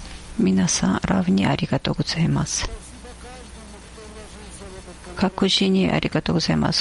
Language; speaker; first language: Japanese; non-native, fluent; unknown